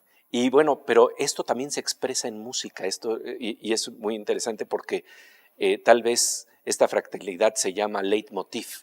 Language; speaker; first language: Spanish; native; Spanish